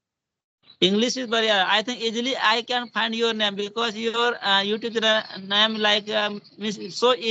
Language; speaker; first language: English; non-native, learner; Hindi